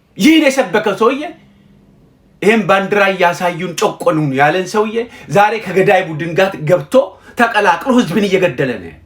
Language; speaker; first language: Amharic; non-native, local second language; Oromo